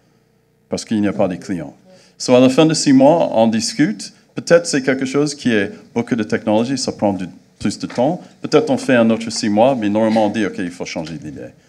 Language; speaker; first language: French; non-native, fluent; English